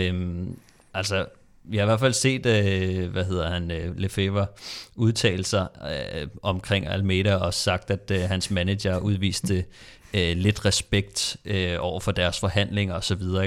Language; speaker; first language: Danish; native; Danish